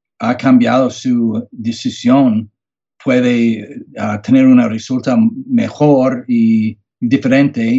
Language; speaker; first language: Spanish; non-native, learner; English